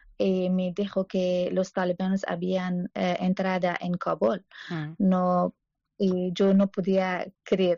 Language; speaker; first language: Spanish; non-native, learner; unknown